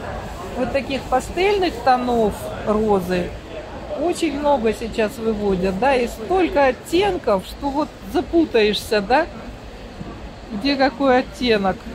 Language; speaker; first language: Russian; native; Russian